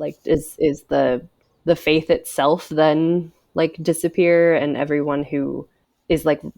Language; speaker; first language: English; native; English